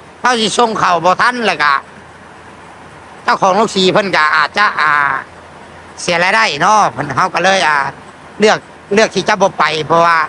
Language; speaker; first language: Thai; non-native, local second language; Lao